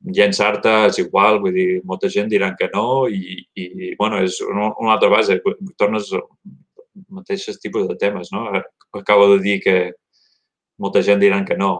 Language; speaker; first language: Catalan; early bilingual, heritage; Catalan